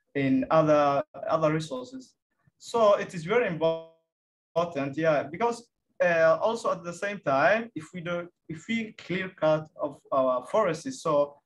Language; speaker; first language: English; non-native, fluent; Somali